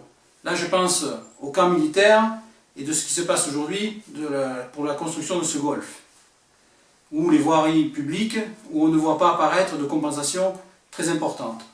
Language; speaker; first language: French; native; French